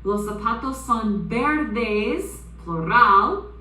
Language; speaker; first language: Spanish; non-native, fluent; English